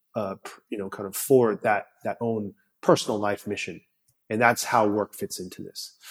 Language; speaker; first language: English; native; English